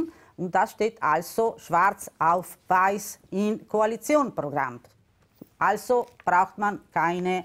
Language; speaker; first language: German; non-native, local second language; Italian